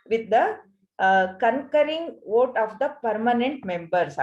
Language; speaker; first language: English; non-native, local second language; Kannada